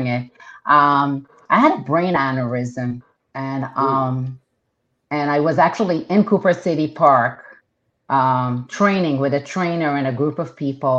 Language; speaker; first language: English; non-native, fluent; Hebrew